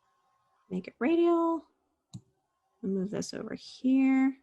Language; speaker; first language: English; native; English